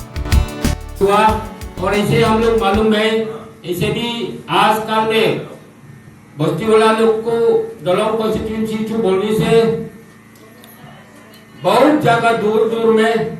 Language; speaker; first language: Hindi; non-native, local second language; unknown